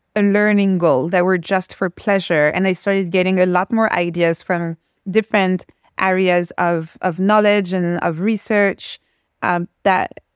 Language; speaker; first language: English; non-native, fluent; French